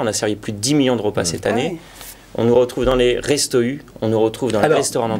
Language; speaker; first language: French; native; French